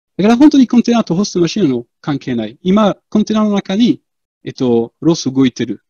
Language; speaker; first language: Japanese; non-native, fluent; French